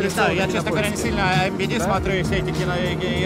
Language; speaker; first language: Russian; native; Russian